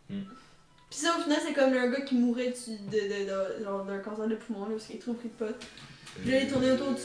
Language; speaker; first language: French; native; French